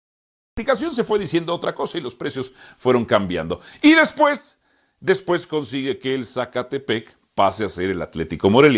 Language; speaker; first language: Spanish; native; Spanish